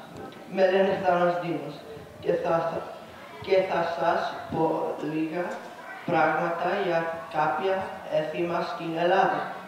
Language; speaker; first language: Greek; early bilingual, heritage; Greek